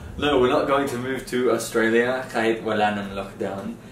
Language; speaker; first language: English; non-native, local second language; Filipino